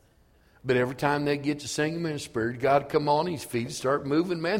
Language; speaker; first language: English; native; English